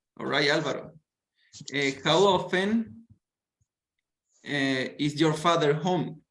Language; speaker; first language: English; non-native, fluent; Spanish